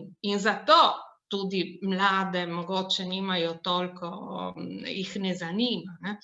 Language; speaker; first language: Slovenian; non-native, local second language; Italian